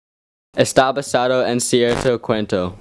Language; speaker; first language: Spanish; non-native, learner; English